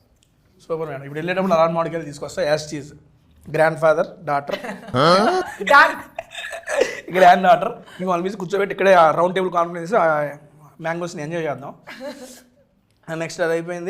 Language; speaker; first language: Telugu; native; Telugu